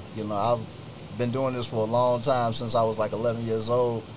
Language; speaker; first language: English; native; English